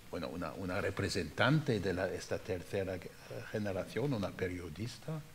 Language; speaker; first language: Spanish; non-native, fluent; German